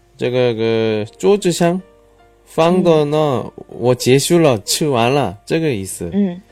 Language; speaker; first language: Chinese; non-native, learner; Korean